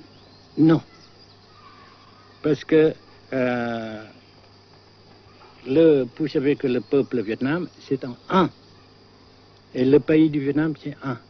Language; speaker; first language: French; non-native, local second language; Vietnamese